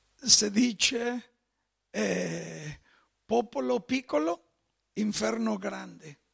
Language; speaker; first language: Italian; non-native, fluent; Spanish